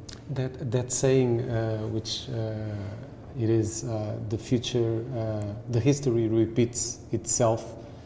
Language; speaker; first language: English; non-native, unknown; Portuguese